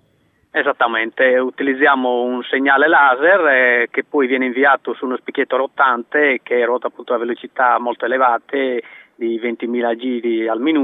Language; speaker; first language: Italian; native; Italian